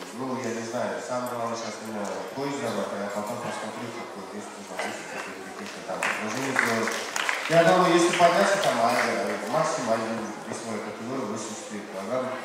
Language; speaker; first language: Russian; non-native, local second language; Kazakh